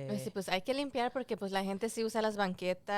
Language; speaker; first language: Spanish; early bilingual, heritage; Spanish